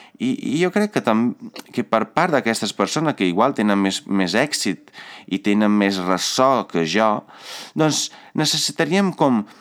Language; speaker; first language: Catalan; non-native, fluent; Italian